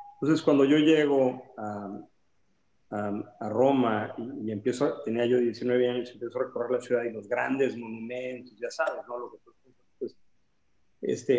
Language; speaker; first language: Spanish; native; Spanish